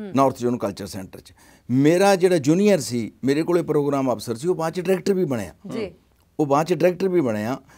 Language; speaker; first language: Punjabi; native; Punjabi